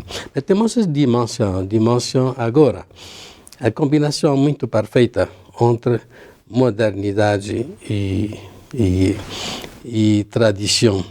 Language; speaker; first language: Portuguese; non-native, learner; Arabic